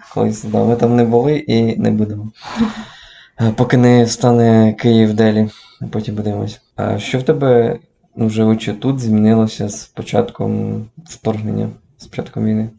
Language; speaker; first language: Ukrainian; native; Ukrainian